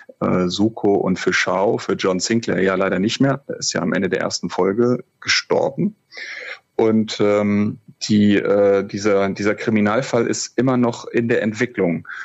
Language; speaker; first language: German; native; German